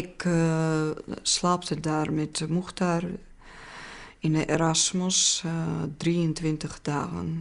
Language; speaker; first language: Dutch; non-native, learner; Azerbaijani